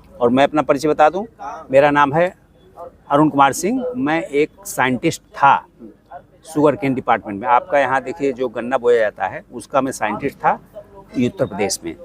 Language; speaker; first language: Hindi; native; Hindi